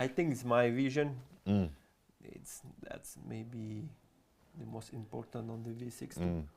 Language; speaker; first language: English; non-native, learner; French